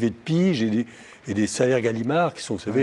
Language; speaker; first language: French; native; French